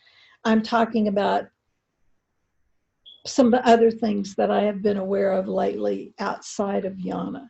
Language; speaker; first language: English; native; English